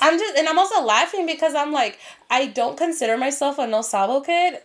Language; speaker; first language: English; early bilingual, other home language; Spanish